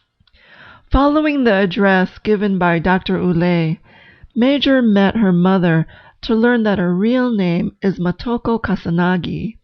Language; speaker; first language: English; native; English